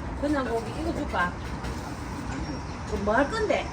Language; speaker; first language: Korean; non-native, learner; Thai